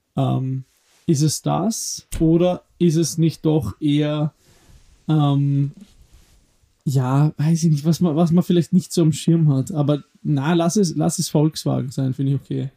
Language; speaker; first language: German; native; German